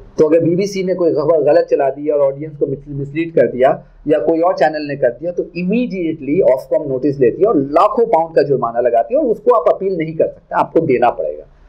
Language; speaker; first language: Hindi; native; Hindi